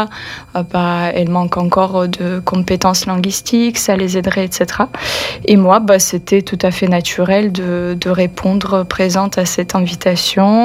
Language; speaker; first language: French; non-native, fluent; Russian